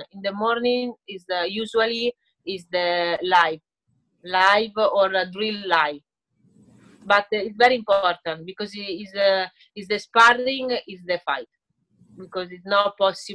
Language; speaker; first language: English; non-native, learner; Italian